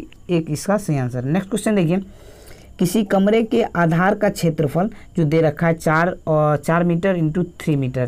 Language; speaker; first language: Hindi; native; Hindi